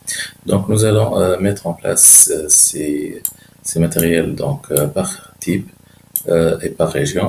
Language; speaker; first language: French; non-native, local second language; Arabic